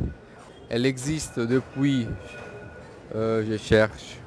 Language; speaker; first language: French; non-native, fluent; Portuguese